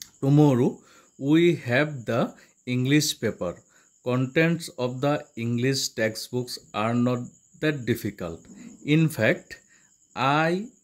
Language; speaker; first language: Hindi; non-native, local second language; Assamese